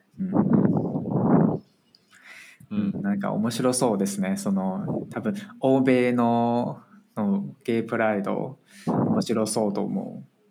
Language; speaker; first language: Japanese; non-native, fluent; Chinese